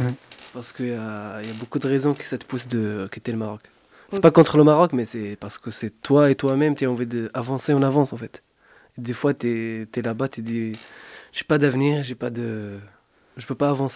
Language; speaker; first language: French; non-native, fluent; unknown